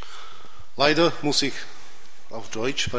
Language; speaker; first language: German; non-native, fluent; Czech